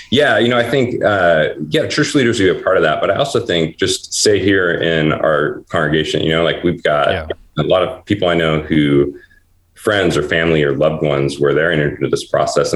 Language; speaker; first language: English; native; English